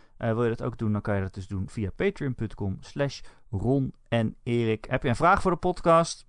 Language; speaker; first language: Dutch; native; Dutch